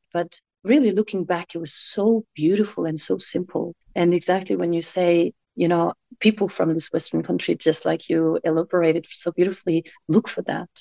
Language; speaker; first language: English; non-native, fluent; Mongolian